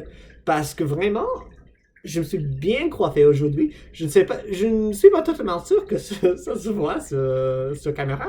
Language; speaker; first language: French; non-native, fluent; English